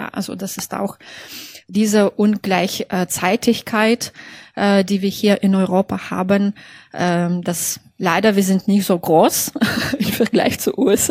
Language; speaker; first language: German; non-native, fluent; Belarusian